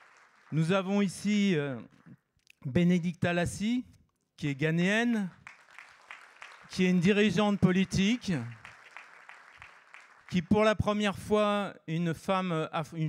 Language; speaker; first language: French; native; French